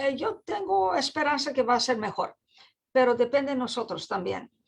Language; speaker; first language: Spanish; non-native, fluent; English